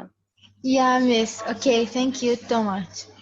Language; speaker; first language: English; non-native, learner; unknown